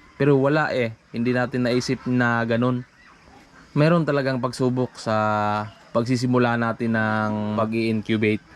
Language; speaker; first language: Filipino; non-native, local second language; Cebuano